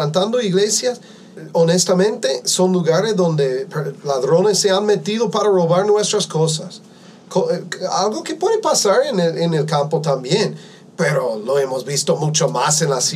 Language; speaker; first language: Spanish; non-native, fluent; English